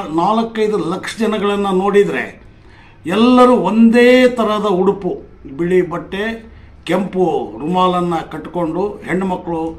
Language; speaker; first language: Kannada; non-native, local second language; Lambadi